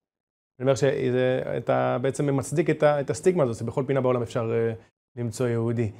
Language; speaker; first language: Hebrew; native; Hebrew